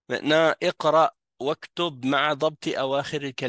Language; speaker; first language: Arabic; non-native, fluent; French